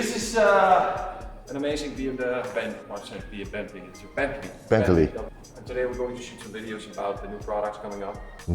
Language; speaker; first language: English; non-native, learner; Italian